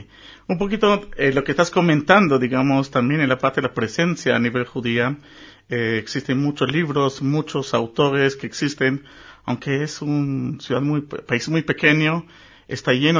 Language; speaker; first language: Spanish; early bilingual, heritage; Spanish